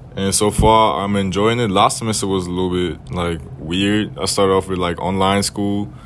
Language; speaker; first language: English; non-native, fluent; German